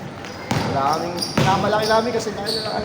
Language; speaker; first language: Filipino; native; Filipino